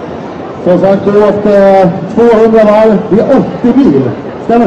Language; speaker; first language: Swedish; native; Swedish